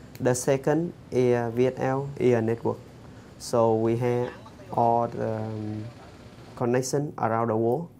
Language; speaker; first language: English; non-native, fluent; Vietnamese